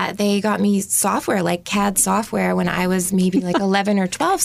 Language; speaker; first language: English; native; English